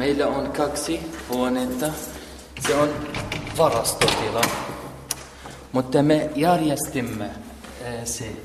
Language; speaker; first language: Finnish; non-native, learner; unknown